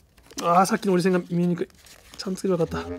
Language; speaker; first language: Japanese; native; Japanese